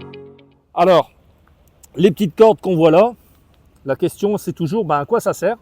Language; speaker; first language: French; native; French